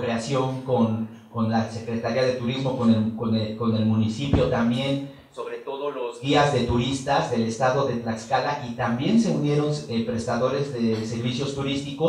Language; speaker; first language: Spanish; native; Spanish